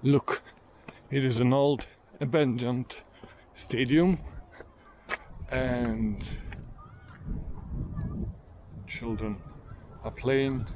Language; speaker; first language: English; non-native, fluent; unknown